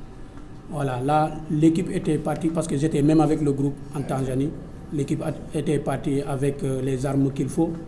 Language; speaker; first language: French; non-native, local second language; Arabic